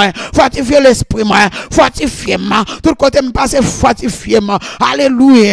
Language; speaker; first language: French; non-native, local second language; Haitian Creole